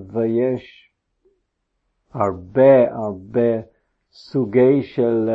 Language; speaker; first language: Hebrew; non-native, fluent; English